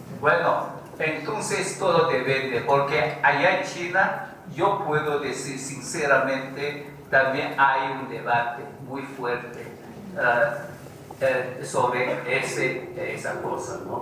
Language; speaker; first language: Spanish; non-native, fluent; Chinese